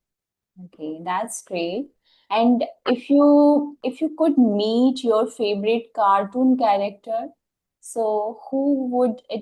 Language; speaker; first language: English; non-native, fluent; Hindi